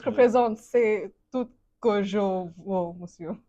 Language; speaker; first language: French; non-native, learner; Bangla